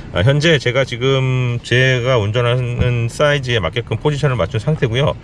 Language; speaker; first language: Korean; native; Korean